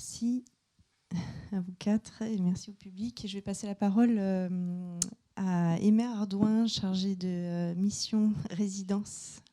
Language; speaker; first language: French; native; French